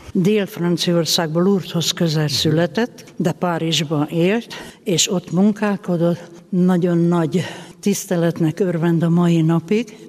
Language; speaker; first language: Hungarian; native; Hungarian